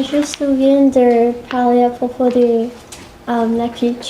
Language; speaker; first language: French; non-native, local second language; Chinese